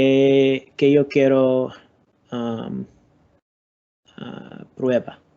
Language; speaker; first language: Spanish; non-native, learner; English